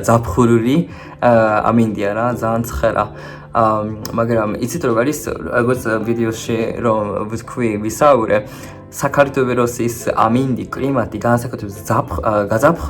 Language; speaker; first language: Georgian; non-native, fluent; Japanese